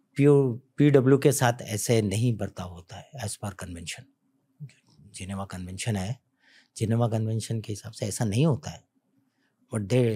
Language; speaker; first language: Hindi; native; Hindi